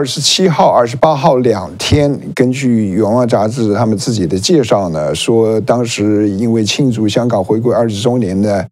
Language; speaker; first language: Chinese; native; Chinese